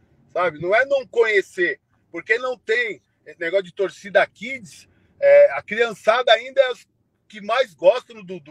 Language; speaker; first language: Portuguese; native; Portuguese